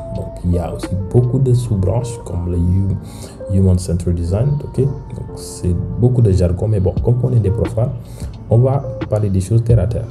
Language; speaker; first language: French; non-native, local second language; Wolof